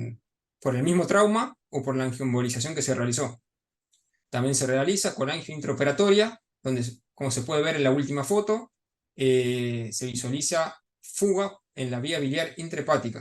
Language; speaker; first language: Spanish; native; Spanish